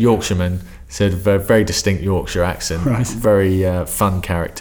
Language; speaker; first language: English; native; English